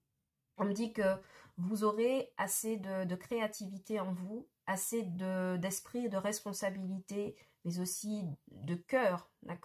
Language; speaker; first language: French; native; French